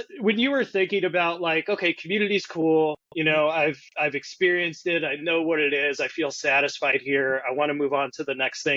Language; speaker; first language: English; native; English